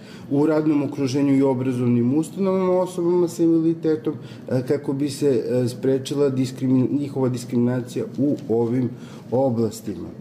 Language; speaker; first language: Serbian; native; Serbian